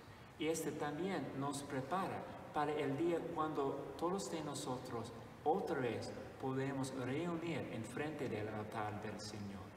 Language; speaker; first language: Spanish; non-native, fluent; English